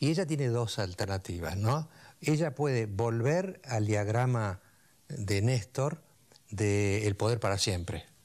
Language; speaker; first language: Spanish; native; Spanish